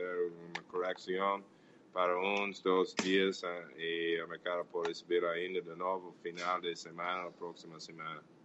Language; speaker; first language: Portuguese; non-native, fluent; English